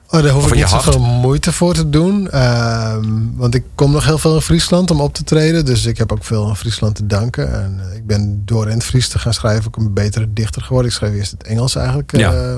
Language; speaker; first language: Dutch; non-native, local second language; Western Frisian